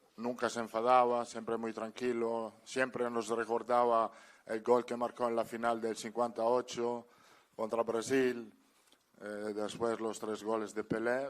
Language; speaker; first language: Spanish; non-native, fluent; Italian